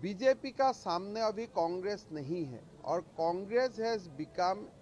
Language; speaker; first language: Hindi; non-native, local second language; Assamese